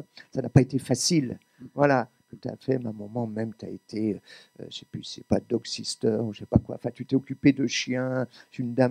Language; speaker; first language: French; native; French